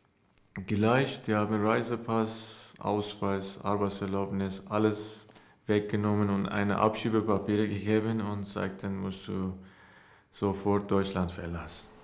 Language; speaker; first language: German; non-native, learner; Persian